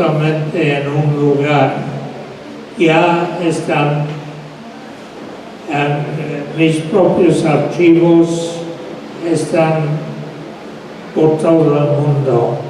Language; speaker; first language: Spanish; non-native, fluent; English